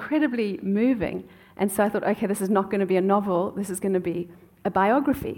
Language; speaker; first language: English; native; English